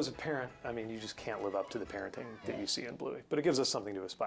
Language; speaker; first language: English; native; English